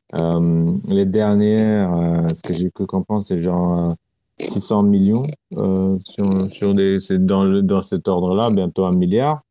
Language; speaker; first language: French; non-native, fluent; Romanian